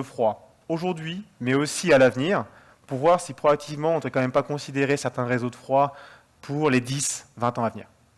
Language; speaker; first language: French; native; French